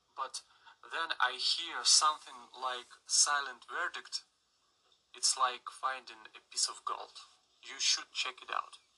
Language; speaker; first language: English; non-native, learner; Russian